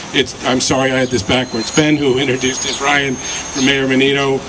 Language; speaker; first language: English; native; English